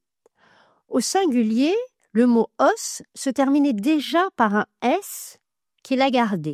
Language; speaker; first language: French; native; French